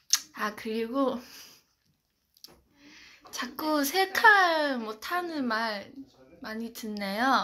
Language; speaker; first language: Korean; non-native, fluent; Chinese